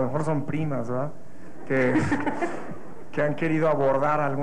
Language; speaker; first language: Spanish; native; Spanish